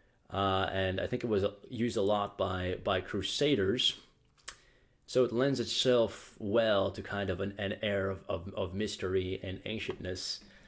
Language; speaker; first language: English; native; English